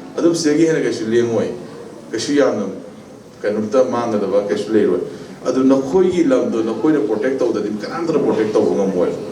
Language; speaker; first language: Manipuri; non-native, local second language; Tangkhul Naga (India)